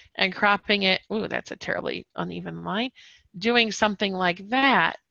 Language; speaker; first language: English; native; English